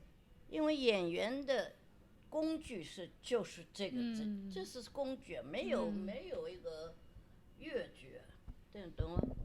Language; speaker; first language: Chinese; non-native, local second language; Wu Chinese